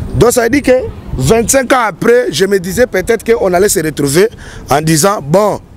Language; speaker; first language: French; non-native, local second language; Lingala